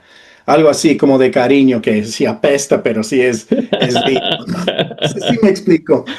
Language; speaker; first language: Spanish; non-native, fluent; English